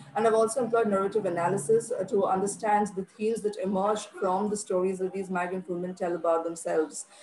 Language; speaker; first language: English; non-native, local second language; Bangla